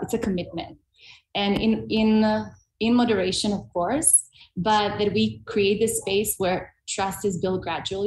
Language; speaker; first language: English; non-native, fluent; Serbian